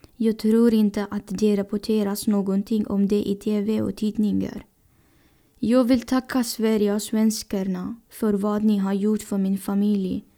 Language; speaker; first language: Swedish; non-native, fluent; Persian